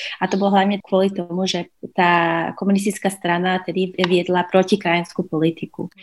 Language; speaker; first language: Slovak; early bilingual, heritage; Slovak